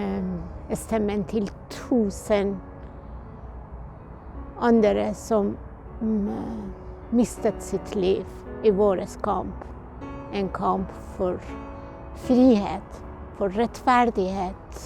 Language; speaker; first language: Norwegian; non-native, fluent; Persian